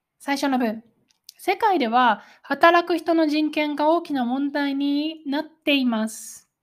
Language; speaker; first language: Japanese; native; Japanese